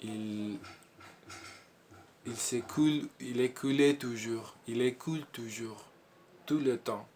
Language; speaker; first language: French; non-native, learner; Spanish